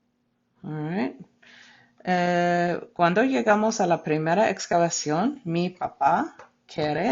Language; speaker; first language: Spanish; non-native, fluent; English